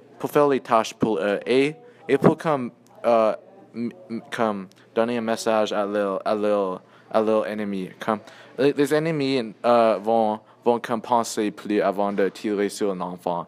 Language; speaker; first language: French; non-native, learner; English